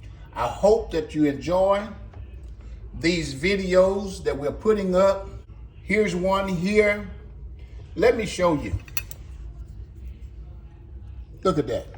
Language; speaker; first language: English; native; English